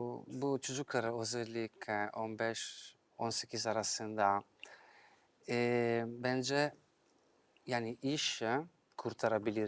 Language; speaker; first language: Turkish; non-native, fluent; Italian